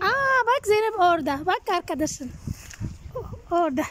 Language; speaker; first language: Turkish; non-native, learner; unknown